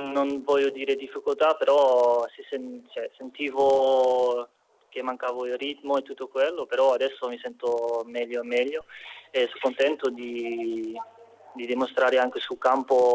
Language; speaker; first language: Italian; non-native, fluent; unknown